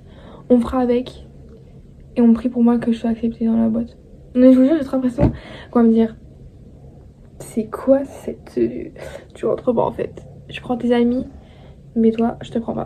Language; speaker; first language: French; native; French